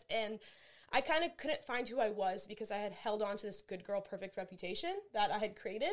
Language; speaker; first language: English; native; English